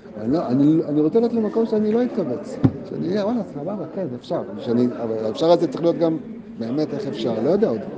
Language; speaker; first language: Hebrew; native; Hebrew